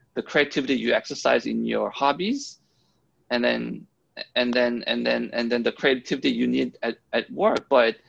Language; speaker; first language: English; early bilingual, other home language; Korean